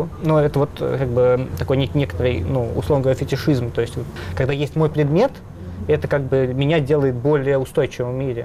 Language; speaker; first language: Russian; native; Russian